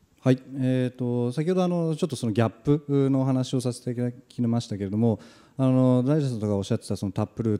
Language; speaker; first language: Japanese; native; Japanese